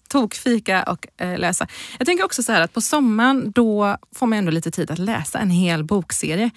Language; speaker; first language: Swedish; native; Swedish